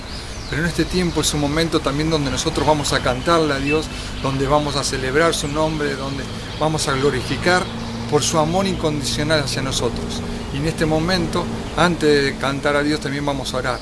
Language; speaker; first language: Spanish; native; Spanish